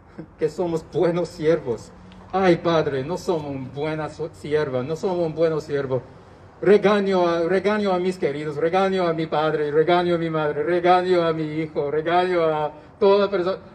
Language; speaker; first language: Spanish; non-native, learner; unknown